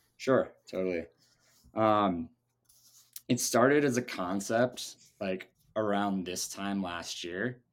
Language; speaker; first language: English; native; English